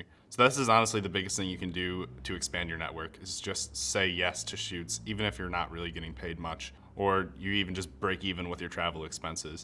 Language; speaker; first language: English; native; English